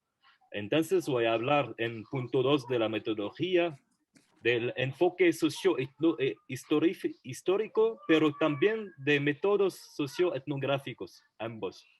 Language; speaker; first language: Spanish; non-native, fluent; French